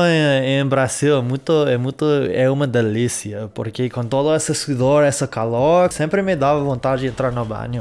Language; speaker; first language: Portuguese; non-native, fluent; English